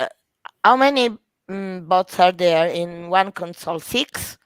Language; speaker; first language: English; non-native, fluent; Italian